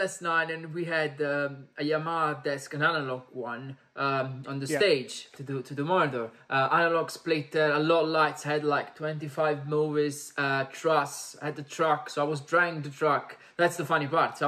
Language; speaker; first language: English; non-native, fluent; Italian